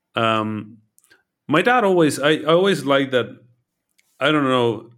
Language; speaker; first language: English; early bilingual, heritage; Dutch